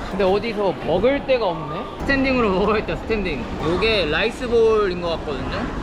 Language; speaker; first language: Korean; native; Korean